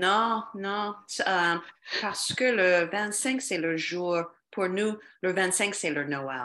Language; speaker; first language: French; non-native, fluent; English